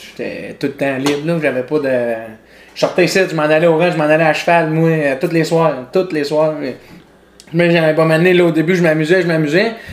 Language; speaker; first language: French; native; French